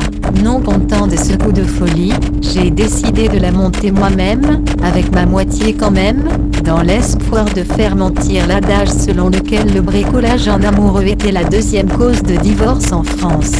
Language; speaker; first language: French; native; French